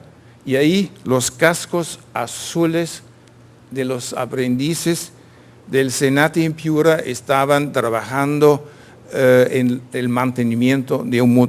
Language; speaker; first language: Spanish; non-native, fluent; German